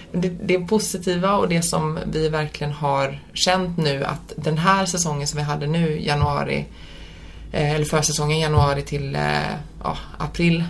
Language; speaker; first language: Swedish; early bilingual, other home language; Polish